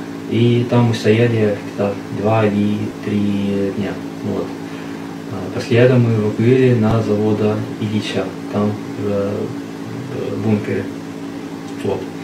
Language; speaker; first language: Russian; non-native, learner; Arabic